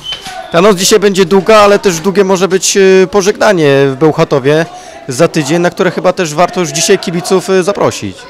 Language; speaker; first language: Polish; native; Polish